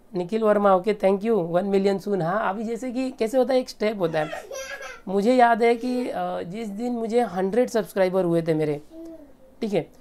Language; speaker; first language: Hindi; native; Hindi